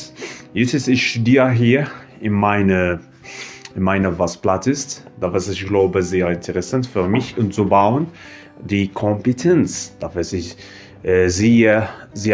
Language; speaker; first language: German; non-native, learner; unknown